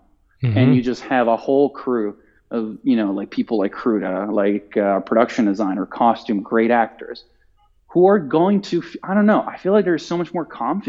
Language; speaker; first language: English; non-native, fluent; Italian